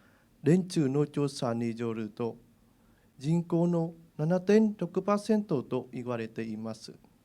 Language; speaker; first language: Japanese; non-native, learner; Vietnamese